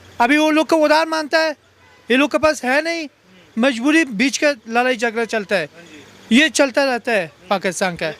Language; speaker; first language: Hindi; non-native, learner; Pashto